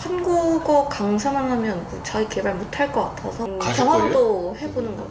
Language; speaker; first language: Korean; non-native, fluent; Vietnamese